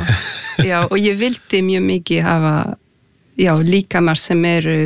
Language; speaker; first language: Icelandic; non-native, fluent; French